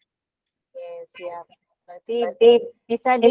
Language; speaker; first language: Indonesian; native; Indonesian